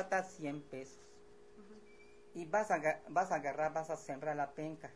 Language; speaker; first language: Spanish; non-native, local second language; Yucateco